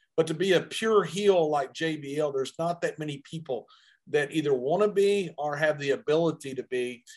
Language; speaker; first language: English; native; English